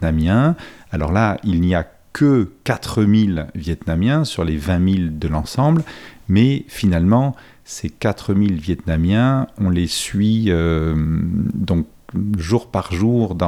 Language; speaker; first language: French; native; French